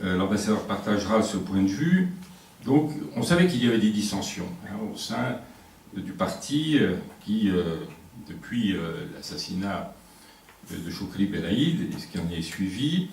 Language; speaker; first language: French; native; French